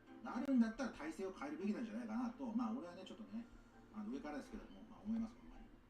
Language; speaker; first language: Japanese; native; Japanese